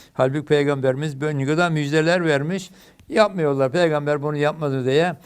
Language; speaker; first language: Turkish; native; Turkish